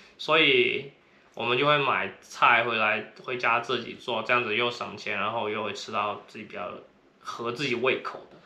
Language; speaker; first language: Chinese; non-native, local second language; Cantonese